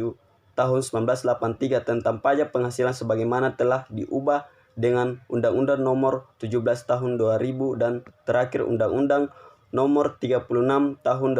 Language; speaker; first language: Indonesian; native; Indonesian